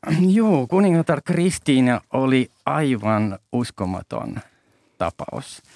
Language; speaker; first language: Finnish; native; Finnish